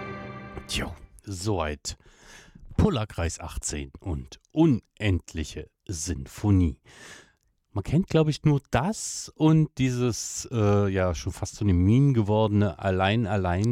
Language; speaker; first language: German; native; German